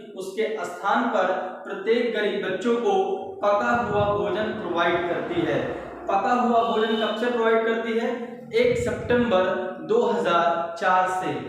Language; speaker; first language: Hindi; native; Hindi